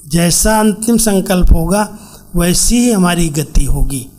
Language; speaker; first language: Hindi; native; Hindi